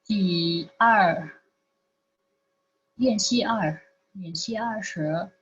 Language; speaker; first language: Chinese; non-native, fluent; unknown